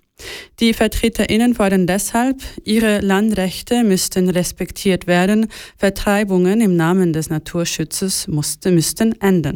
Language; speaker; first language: German; native; German